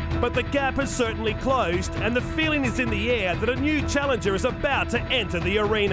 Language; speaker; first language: English; native; English